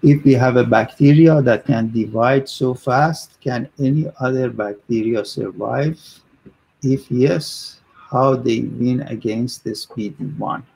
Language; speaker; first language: English; non-native, fluent; Persian